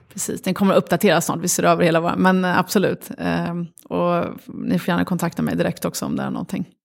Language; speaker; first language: Swedish; early bilingual, other home language; Arabic